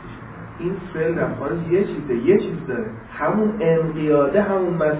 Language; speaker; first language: Persian; native; Persian